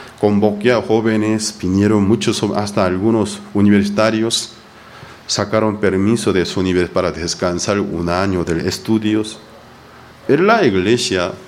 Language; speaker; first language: Spanish; non-native, fluent; Korean